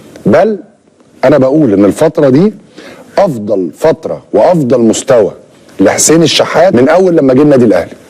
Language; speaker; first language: Arabic; native; Arabic